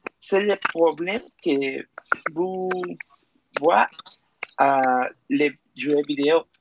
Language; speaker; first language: French; non-native, learner; Spanish